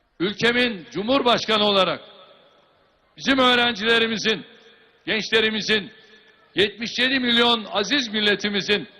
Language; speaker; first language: Turkish; native; Turkish